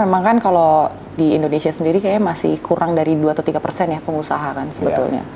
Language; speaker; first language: Indonesian; native; Indonesian